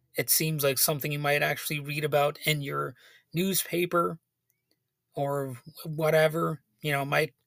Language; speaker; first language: English; native; English